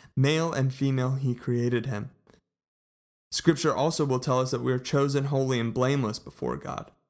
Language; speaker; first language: English; native; English